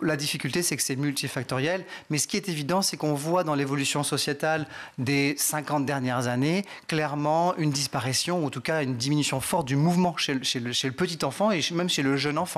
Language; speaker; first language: French; native; French